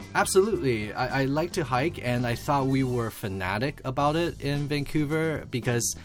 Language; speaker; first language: English; early bilingual, other home language; Chinese